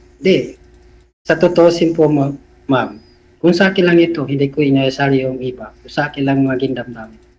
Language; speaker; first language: Filipino; non-native, local second language; Cebuano